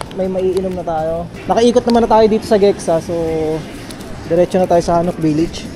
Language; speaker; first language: Filipino; native; Filipino